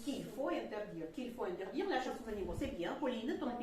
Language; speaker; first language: French; non-native, fluent; Russian